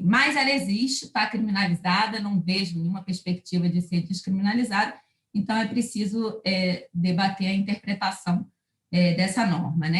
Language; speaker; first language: Portuguese; native; Portuguese